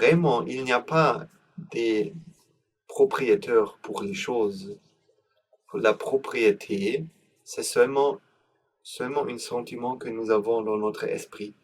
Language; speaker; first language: French; non-native, learner; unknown